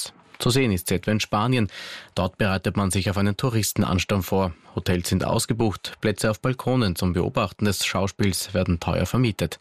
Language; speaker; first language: German; native; German